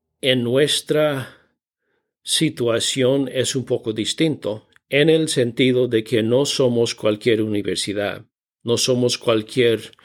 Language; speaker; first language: Spanish; non-native, fluent; English